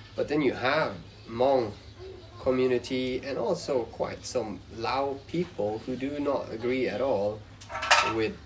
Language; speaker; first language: English; non-native, fluent; Swedish